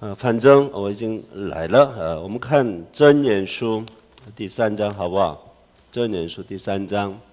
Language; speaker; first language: Chinese; non-native, fluent; Korean